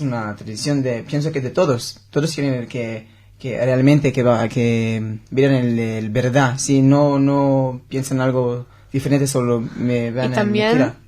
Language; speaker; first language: Spanish; non-native, learner; Hebrew